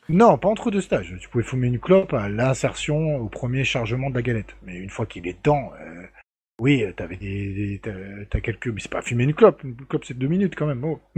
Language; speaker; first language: French; native; French